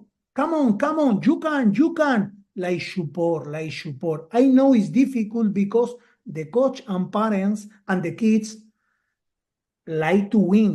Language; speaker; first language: English; non-native, learner; Spanish